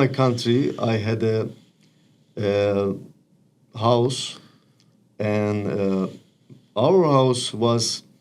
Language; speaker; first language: English; non-native, learner; Turkish